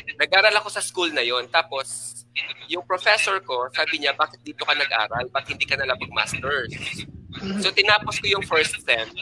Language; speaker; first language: Filipino; non-native, local second language; Hiligaynon